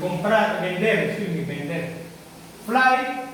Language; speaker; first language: English; non-native, learner; Spanish